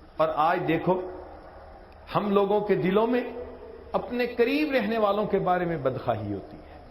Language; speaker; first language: Urdu; non-native, local second language; Punjabi